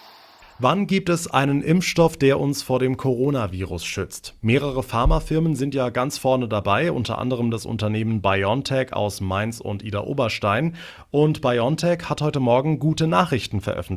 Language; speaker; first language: German; native; German